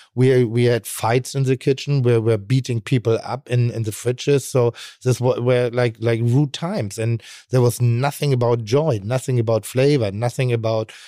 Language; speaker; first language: English; non-native, fluent; German